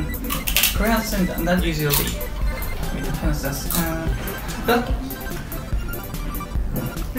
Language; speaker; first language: English; non-native, learner; Korean